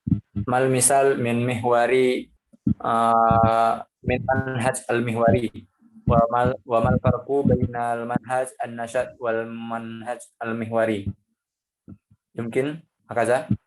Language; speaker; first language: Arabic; non-native, learner; Indonesian